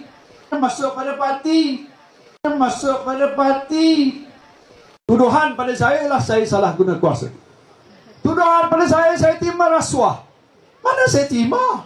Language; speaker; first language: Malay; native; Malay